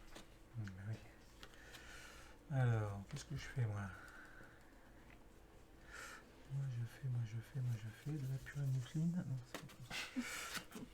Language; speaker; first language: French; native; French